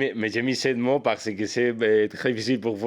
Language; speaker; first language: French; non-native, learner; Spanish